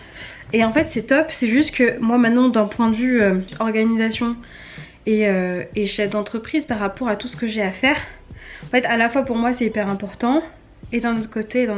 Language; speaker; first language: French; native; French